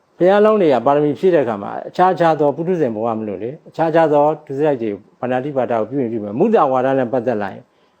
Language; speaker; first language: Burmese; native; Burmese